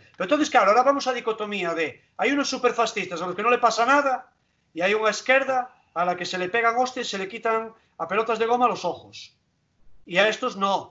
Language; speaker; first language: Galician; non-native, local second language; Spanish